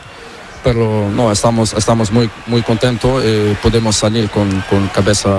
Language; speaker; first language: Spanish; non-native, learner; Portuguese